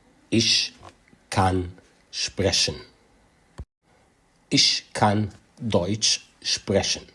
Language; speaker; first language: German; non-native, fluent; Arabic